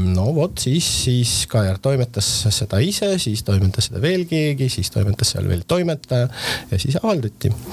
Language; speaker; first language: Estonian; non-native, local second language; Russian